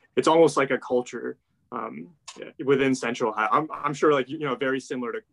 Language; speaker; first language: English; native; English